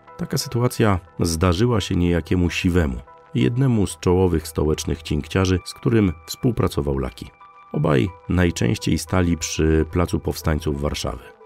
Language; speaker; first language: Polish; native; Polish